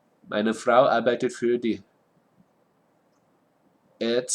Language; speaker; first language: German; non-native, learner; English